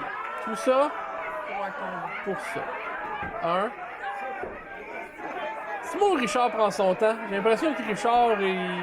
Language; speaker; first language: French; native; French